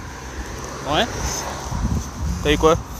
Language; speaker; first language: French; native; French